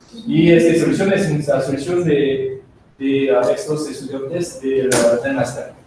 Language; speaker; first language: Spanish; non-native, learner; French